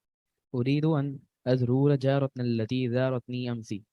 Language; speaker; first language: Arabic; non-native, learner; Urdu